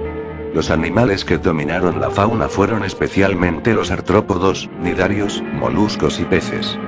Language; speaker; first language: Spanish; native; Spanish